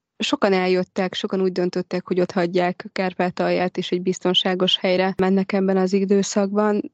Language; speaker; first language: Hungarian; native; Hungarian